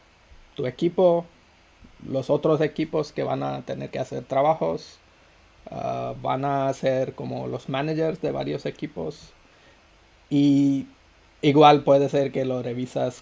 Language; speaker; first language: Spanish; non-native, fluent; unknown